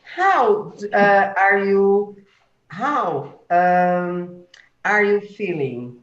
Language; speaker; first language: English; non-native, learner; Portuguese